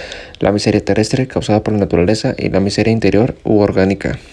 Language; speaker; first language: Spanish; native; Spanish